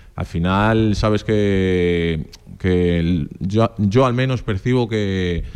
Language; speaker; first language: Spanish; early bilingual, other home language; Portuguese